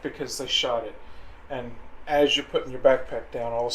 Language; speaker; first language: English; native; English